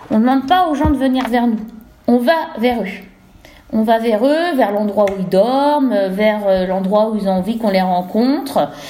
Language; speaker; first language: French; native; French